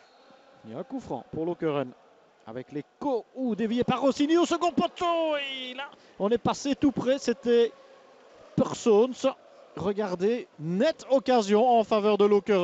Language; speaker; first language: French; native; French